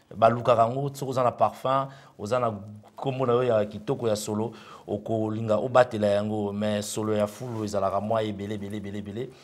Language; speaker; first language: French; non-native, local second language; Lingala